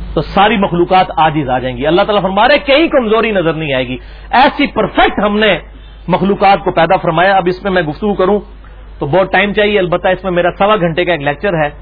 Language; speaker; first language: Urdu; non-native, local second language; Punjabi